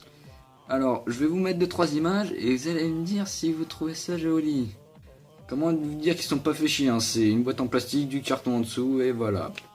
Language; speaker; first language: French; native; French